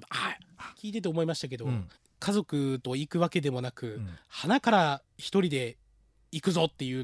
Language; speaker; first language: Japanese; native; Japanese